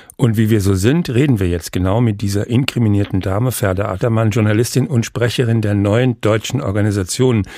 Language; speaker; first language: German; native; German